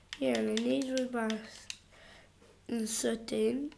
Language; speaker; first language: Welsh; non-native, local second language; English